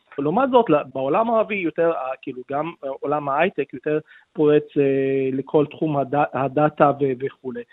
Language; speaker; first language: Hebrew; non-native, local second language; Arabic